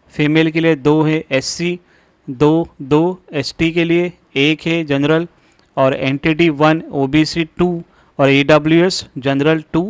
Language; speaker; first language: Hindi; non-native, local second language; Marathi